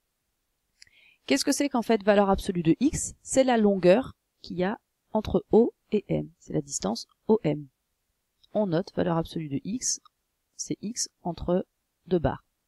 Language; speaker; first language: French; native; French